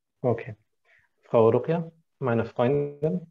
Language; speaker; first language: German; non-native, fluent; Arabic